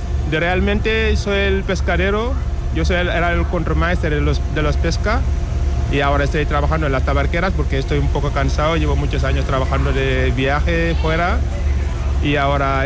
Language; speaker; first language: Spanish; non-native, learner; Wolof